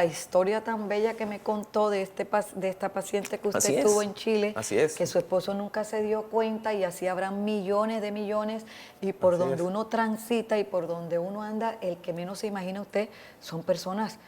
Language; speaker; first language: Spanish; native; Spanish